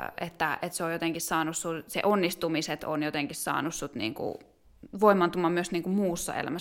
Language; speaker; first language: Finnish; native; Finnish